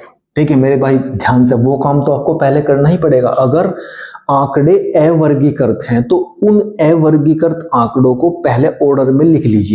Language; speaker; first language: Hindi; native; Hindi